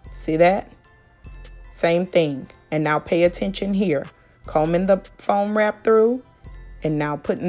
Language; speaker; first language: English; native; English